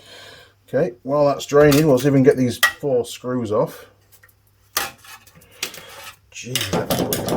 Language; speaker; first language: English; native; English